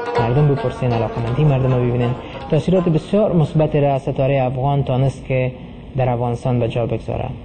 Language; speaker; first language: Persian; non-native, local second language; Pashto